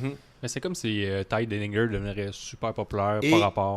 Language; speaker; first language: French; native; French